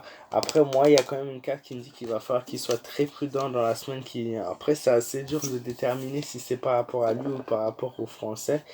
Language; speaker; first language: French; native; French